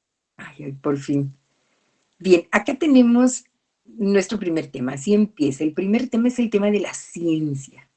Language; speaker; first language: Spanish; native; Spanish